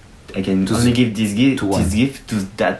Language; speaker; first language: English; non-native, learner; French